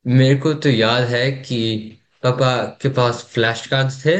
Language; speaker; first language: Hindi; early bilingual, heritage; English